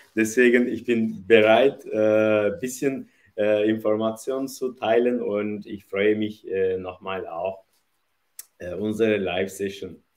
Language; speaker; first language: German; non-native, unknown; Turkish